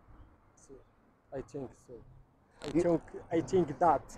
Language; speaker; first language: English; non-native, learner; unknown